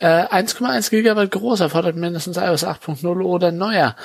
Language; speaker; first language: German; native; German